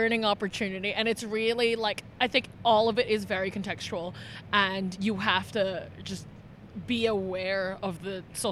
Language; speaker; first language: English; non-native, local second language; Cantonese